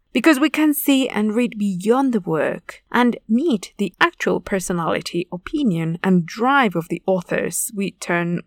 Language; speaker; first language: English; non-native, fluent; Spanish